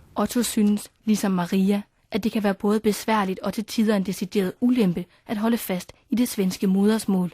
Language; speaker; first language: Danish; native; Danish